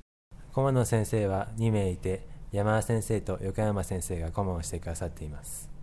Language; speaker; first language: Japanese; native; Japanese